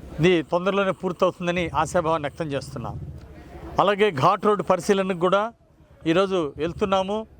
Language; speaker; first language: Telugu; native; Telugu